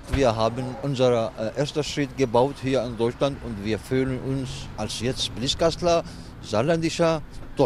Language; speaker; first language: German; non-native, learner; Kurdish